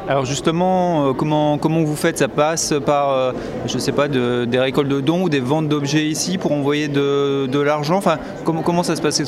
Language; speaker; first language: French; native; French